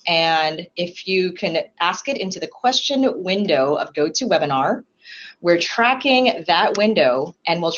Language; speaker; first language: English; native; English